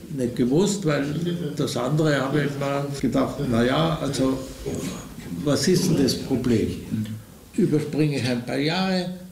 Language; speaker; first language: German; native; German